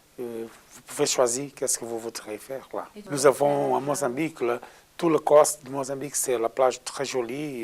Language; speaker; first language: French; non-native, learner; Portuguese